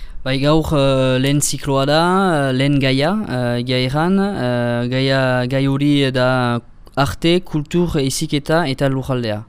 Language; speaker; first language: Basque; non-native, local second language; French